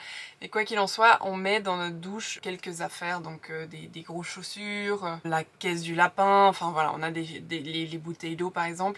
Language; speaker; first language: French; native; French